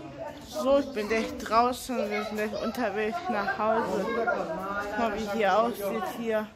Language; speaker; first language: German; early bilingual, other home language; Turkish